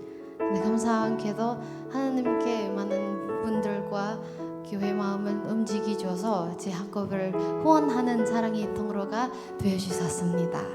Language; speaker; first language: Korean; non-native, learner; Indonesian